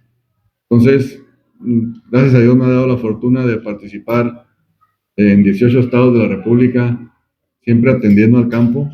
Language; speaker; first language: Spanish; native; Spanish